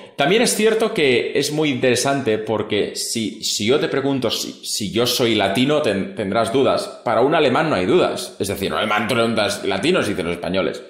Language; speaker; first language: Spanish; non-native, local second language; Catalan